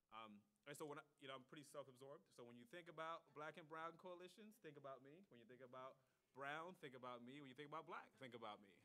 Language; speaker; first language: English; native; English